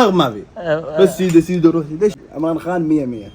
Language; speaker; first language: Arabic; non-native, learner; Urdu